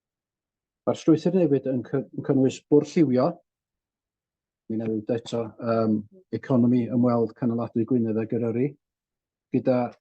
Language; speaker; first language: Welsh; native; Welsh